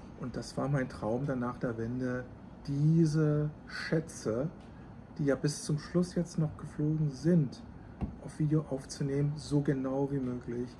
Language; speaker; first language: German; native; German